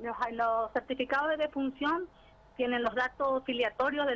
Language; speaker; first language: Spanish; native; Spanish